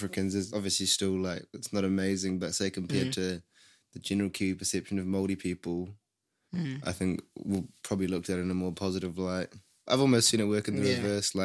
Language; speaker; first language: English; native; English